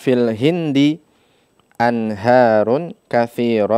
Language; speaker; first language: Arabic; non-native, fluent; Indonesian